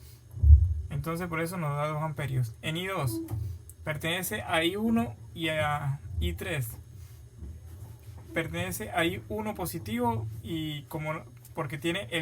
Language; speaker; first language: Spanish; native; Spanish